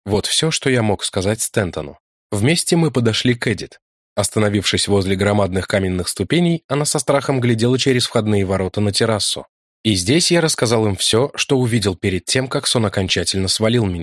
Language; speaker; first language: Russian; native; Russian